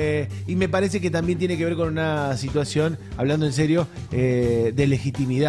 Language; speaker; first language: Spanish; native; Spanish